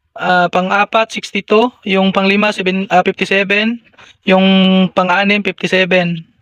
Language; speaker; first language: Filipino; non-native, local second language; Cebuano